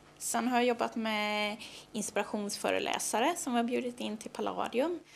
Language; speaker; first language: Swedish; native; Swedish